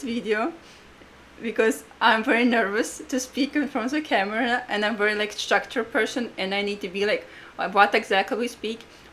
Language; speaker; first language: English; non-native, fluent; Latvian